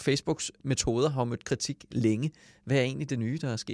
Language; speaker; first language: Danish; native; Danish